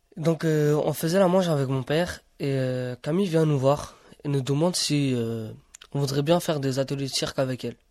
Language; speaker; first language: French; early bilingual, other home language; Romany